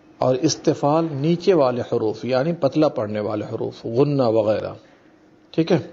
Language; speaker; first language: Urdu; native; Urdu